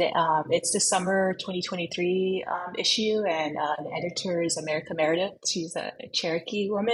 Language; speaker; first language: English; native; English